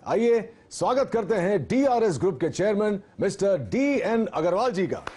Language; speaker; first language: Hindi; native; Hindi